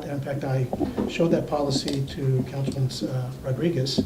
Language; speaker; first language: English; early bilingual, other home language; Spanish